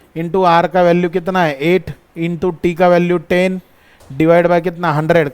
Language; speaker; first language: Hindi; non-native, local second language; Marathi